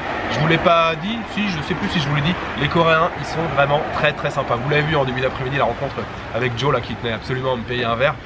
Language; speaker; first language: French; native; French